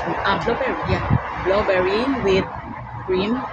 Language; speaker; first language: English; non-native, learner; Filipino